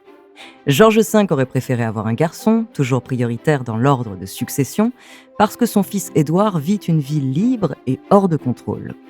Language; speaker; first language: French; native; French